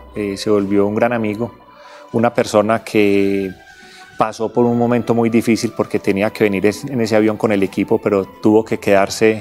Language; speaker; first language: Spanish; native; Spanish